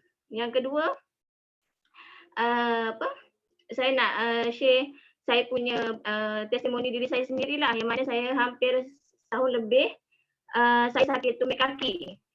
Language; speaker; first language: Malay; native; Malay